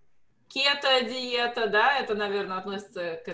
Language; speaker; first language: Russian; native; Russian